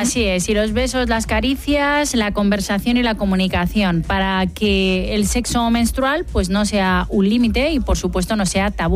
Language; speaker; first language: Spanish; native; Spanish